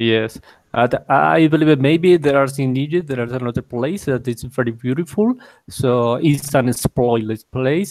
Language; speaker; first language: English; non-native, learner; Spanish